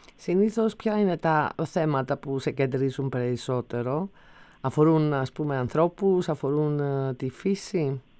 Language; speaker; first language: Greek; native; Greek